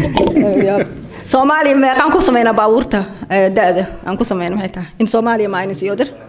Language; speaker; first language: German; non-native, local second language; Somali